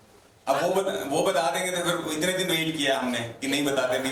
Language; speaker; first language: Hindi; native; Hindi